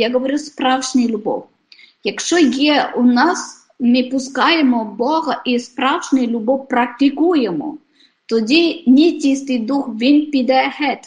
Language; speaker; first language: Ukrainian; non-native, fluent; Polish